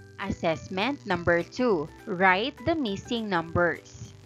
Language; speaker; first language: English; non-native, local second language; Filipino